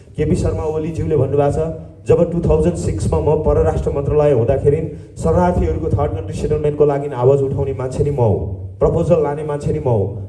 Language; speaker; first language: Nepali; native; Nepali